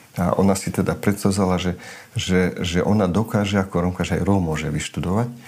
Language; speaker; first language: Slovak; non-native, local second language; Romany